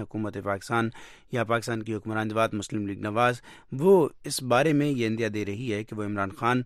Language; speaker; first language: Urdu; native; Urdu